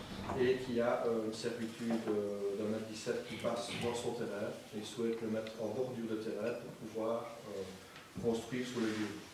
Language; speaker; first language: French; native; French